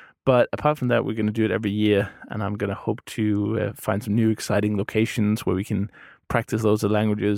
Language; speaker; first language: English; non-native, fluent; Danish